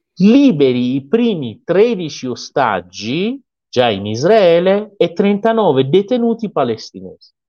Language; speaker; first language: Italian; non-native, fluent; Persian